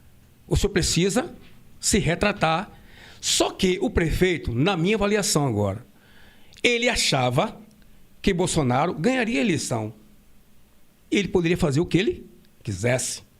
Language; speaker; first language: Portuguese; native; Portuguese